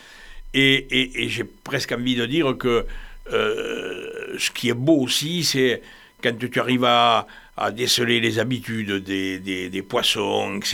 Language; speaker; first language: French; native; French